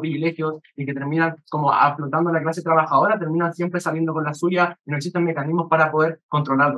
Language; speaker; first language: Spanish; native; Spanish